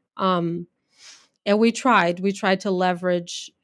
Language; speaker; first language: English; non-native, fluent; Portuguese